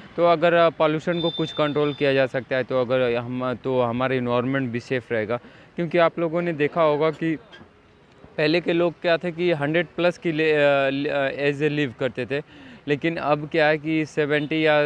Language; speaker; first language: Hindi; native; Hindi